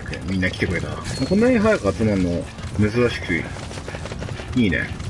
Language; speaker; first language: Japanese; native; Japanese